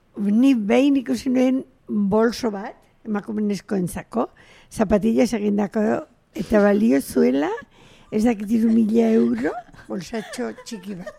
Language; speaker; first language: Basque; non-native, local second language; Spanish